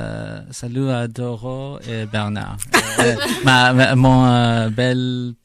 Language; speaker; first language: French; non-native, learner; English